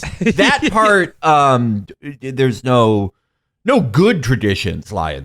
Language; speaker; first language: English; native; English